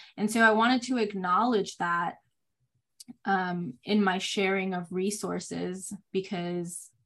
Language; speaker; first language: English; non-native, fluent; Spanish